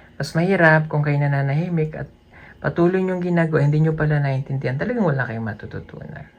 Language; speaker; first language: Filipino; non-native, local second language; Cebuano